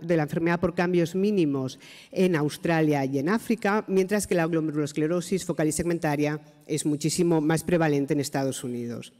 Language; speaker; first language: Spanish; native; Spanish